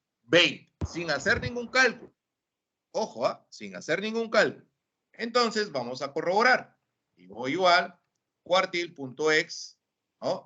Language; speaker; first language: Spanish; native; Spanish